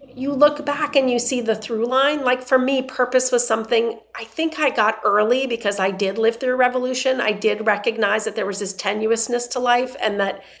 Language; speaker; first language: English; non-native, fluent; Persian